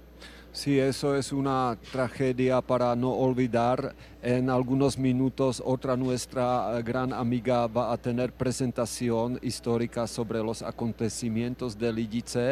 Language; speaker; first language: Spanish; non-native, fluent; Czech